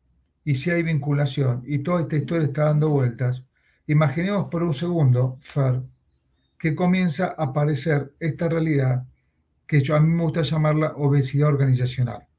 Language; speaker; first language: Spanish; native; Spanish